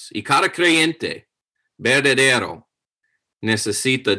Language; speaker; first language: Spanish; non-native, fluent; English